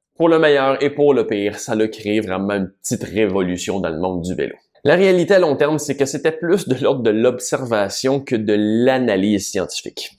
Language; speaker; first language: French; native; French